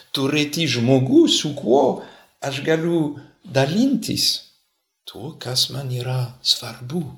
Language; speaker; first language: Lithuanian; non-native, fluent; French